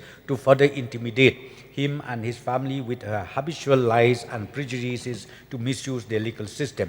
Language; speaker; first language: English; non-native, local second language; Khasi